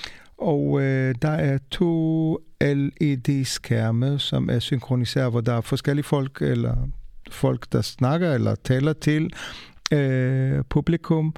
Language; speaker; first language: Danish; non-native, fluent; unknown